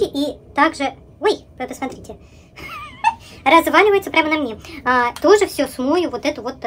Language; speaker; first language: Russian; native; Russian